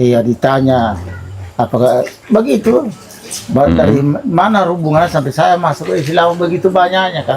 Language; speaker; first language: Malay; non-native, local second language; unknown